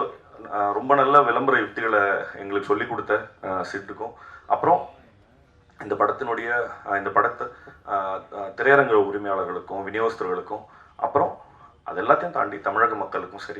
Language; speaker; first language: Tamil; native; Tamil